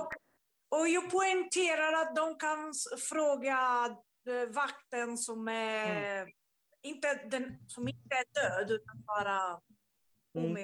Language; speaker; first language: Swedish; non-native, learner; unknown